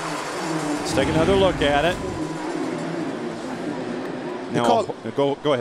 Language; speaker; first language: English; native; English